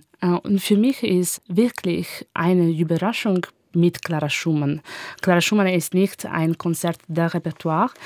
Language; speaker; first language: German; non-native, learner; Italian